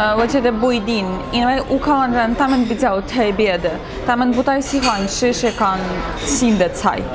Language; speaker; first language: Chinese; non-native, fluent; Ukrainian